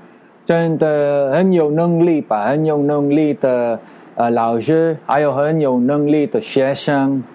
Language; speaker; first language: Chinese; non-native, learner; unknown